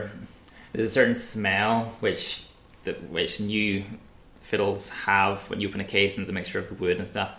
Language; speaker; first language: English; native; English